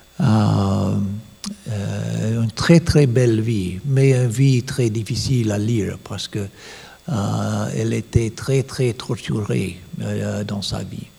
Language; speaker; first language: French; non-native, fluent; English